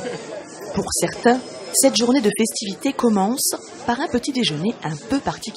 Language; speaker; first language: French; native; French